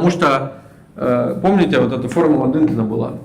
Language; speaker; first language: Russian; native; Russian